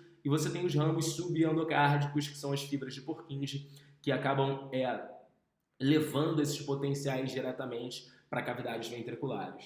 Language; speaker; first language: Portuguese; native; Portuguese